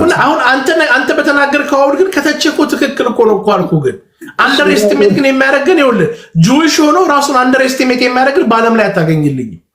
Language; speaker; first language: Amharic; native; Amharic